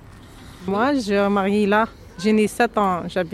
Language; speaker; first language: French; non-native, learner; Arabic